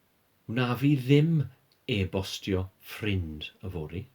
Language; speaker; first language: Welsh; non-native, fluent; English